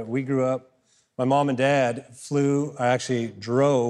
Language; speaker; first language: English; non-native, fluent; German